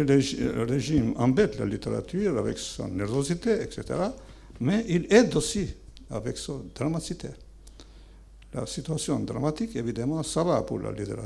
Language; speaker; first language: French; non-native, fluent; Albanian